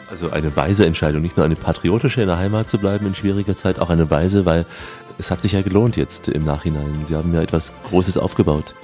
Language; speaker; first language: German; native; German